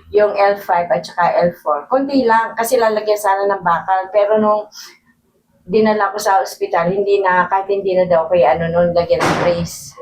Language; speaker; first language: Filipino; native; Filipino